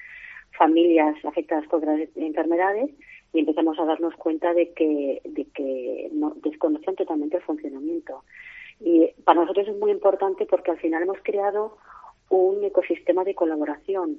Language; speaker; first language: Spanish; native; Spanish